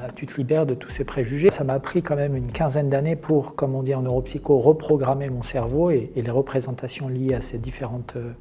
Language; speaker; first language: French; non-native, local second language; Arabic